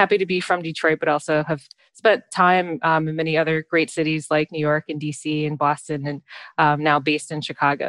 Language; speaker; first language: English; native; English